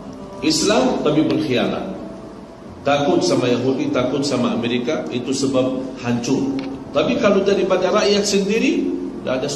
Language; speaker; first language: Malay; non-native, fluent; Arabic